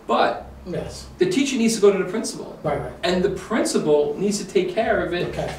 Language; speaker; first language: English; native; English